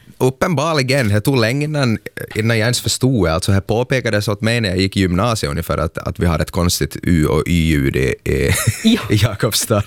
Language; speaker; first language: Swedish; native; Swedish